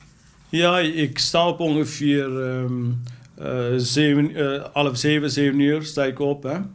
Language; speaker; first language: Dutch; non-native, fluent; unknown